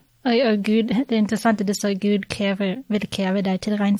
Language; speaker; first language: Norwegian; non-native, fluent; English